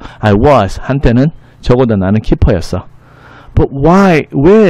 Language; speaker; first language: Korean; native; Korean